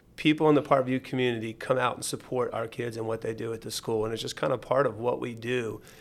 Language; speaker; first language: English; native; English